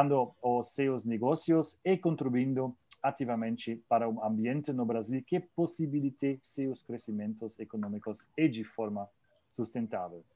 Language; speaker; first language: Portuguese; non-native, learner; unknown